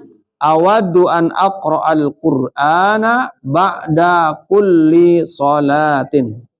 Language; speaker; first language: Arabic; non-native, fluent; Indonesian